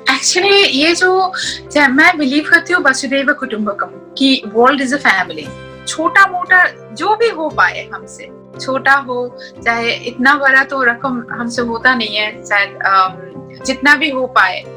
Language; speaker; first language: Hindi; non-native, local second language; Bangla